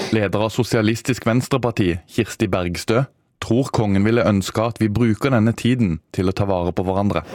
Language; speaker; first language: Norwegian; native; Norwegian